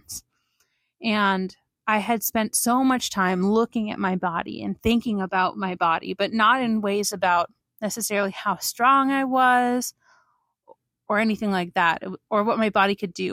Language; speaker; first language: English; native; English